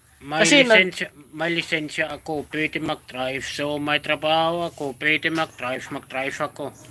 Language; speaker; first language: Filipino; non-native, learner; German